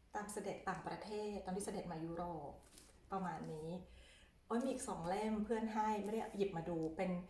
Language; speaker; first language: Thai; native; Thai